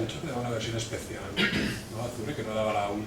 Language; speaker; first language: Spanish; native; Spanish